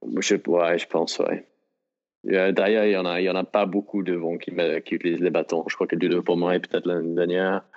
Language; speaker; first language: French; non-native, fluent; English